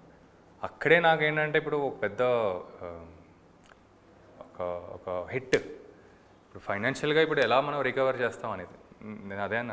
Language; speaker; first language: Telugu; native; Telugu